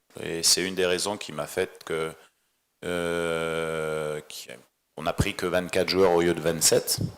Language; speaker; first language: French; native; French